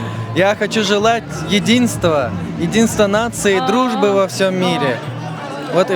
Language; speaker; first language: Russian; non-native, local second language; Chechen